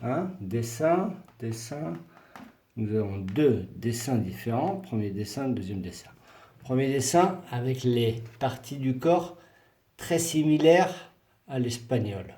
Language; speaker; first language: French; non-native, fluent; Spanish